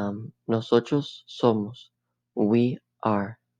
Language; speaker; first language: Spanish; early bilingual, heritage; Spanish